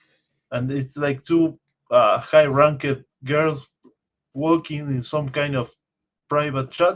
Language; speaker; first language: English; non-native, fluent; Spanish